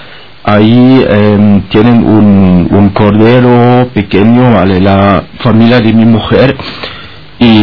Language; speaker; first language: Spanish; non-native, fluent; German